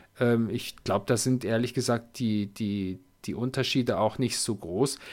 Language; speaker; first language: German; native; German